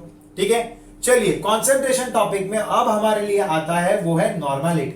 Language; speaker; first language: Hindi; non-native, local second language; Gujarati